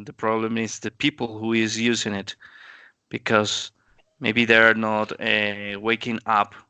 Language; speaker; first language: English; non-native, learner; Spanish